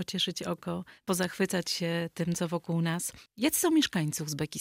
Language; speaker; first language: Polish; native; Polish